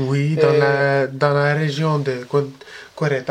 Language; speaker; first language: French; early bilingual, other home language; Spanish